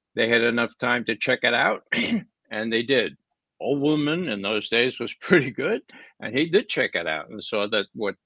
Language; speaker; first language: English; native; English